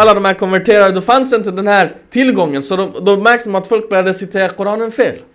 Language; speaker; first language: Swedish; early bilingual, other home language; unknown